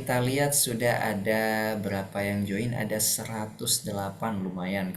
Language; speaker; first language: Indonesian; native; Indonesian